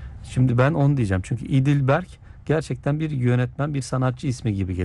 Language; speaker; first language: Turkish; native; Turkish